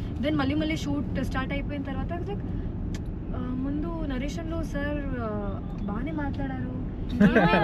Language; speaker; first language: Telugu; non-native, fluent; Hindi